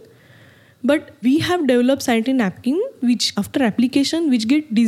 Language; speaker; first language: English; non-native, local second language; Marathi